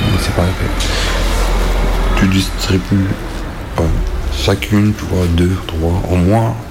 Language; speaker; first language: French; non-native, learner; Arabic